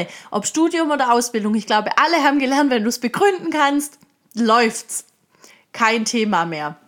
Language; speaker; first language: German; native; German